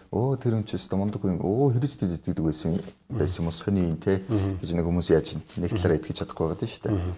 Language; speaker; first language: Mongolian; native; Mongolian